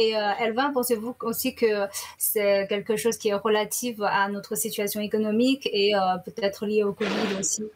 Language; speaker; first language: French; non-native, fluent; Chinese